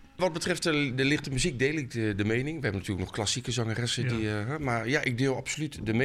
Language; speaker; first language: Dutch; native; Dutch